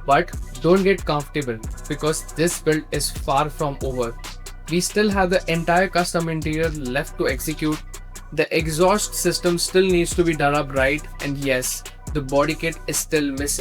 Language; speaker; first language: English; non-native, local second language; Hindi